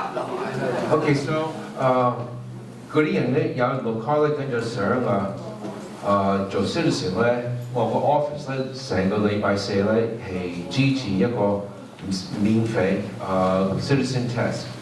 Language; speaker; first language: Cantonese; early bilingual, heritage; English